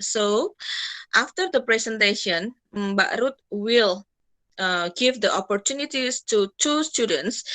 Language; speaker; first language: English; non-native, fluent; Indonesian